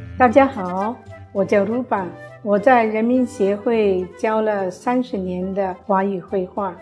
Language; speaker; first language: Chinese; early bilingual, other home language; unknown